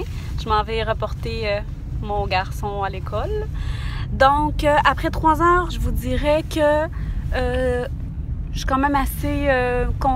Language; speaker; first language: French; native; French